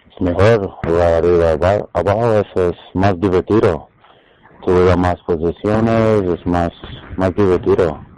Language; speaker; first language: Spanish; non-native, learner; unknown